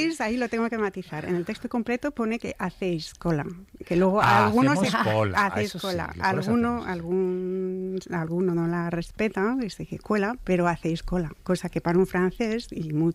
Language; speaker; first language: Spanish; non-native, fluent; French